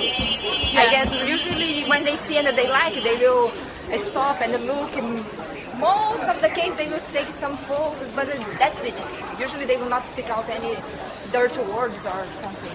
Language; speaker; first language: English; non-native, fluent; Portuguese